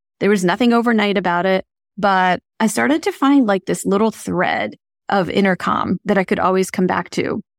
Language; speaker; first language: English; early bilingual, other home language; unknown